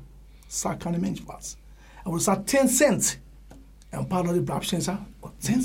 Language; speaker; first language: German; non-native, learner; English